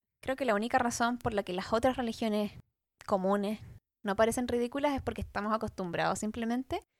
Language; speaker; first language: Spanish; native; Spanish